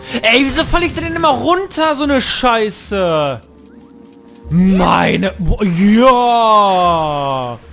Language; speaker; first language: German; native; German